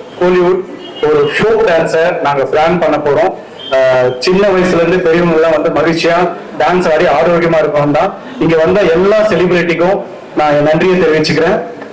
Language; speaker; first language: Tamil; native; Tamil